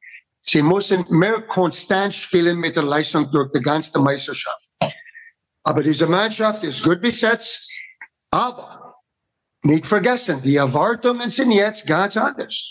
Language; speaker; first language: German; non-native, fluent; English